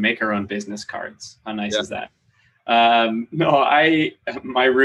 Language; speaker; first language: English; native; English